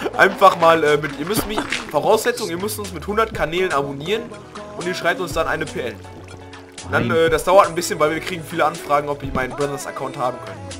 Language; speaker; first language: German; early bilingual, other home language; Greek